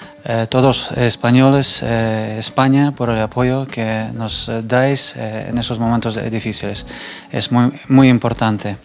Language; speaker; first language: Spanish; non-native, fluent; Ukrainian